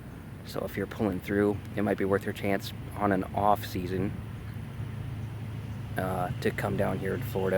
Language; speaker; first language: English; native; English